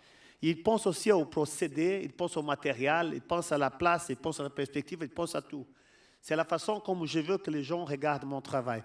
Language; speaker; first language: French; non-native, fluent; Portuguese